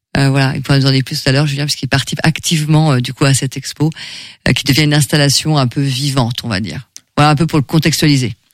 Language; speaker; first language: French; native; French